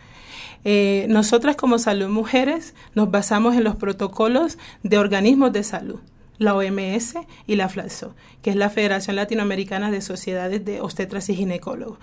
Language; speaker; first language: Spanish; native; Spanish